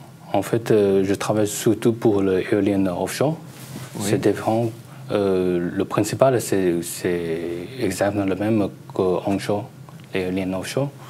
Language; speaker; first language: French; non-native, learner; Chinese